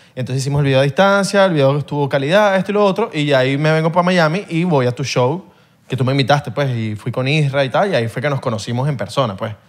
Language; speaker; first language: Spanish; native; Spanish